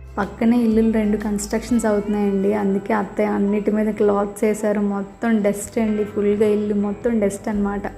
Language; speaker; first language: Telugu; native; Telugu